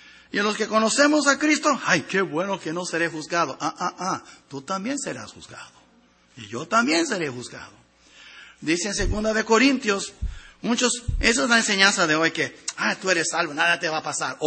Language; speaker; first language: Spanish; non-native, fluent; English